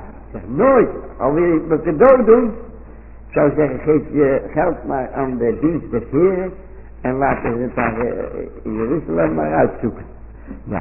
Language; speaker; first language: Dutch; native; Dutch